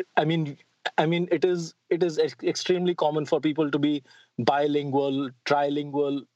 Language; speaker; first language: English; non-native, local second language; Hindi